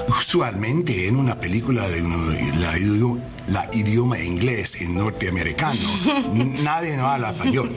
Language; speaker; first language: Spanish; non-native, learner; English